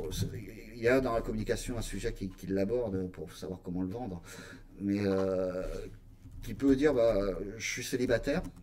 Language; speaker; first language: French; native; French